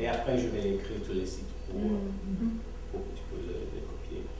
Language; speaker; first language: French; non-native, learner; English